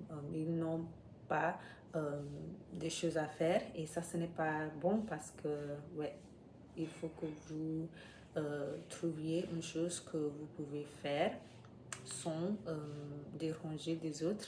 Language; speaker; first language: French; non-native, learner; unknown